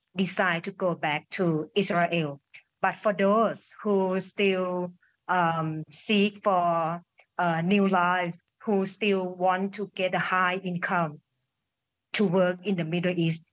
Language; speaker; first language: English; non-native, fluent; Thai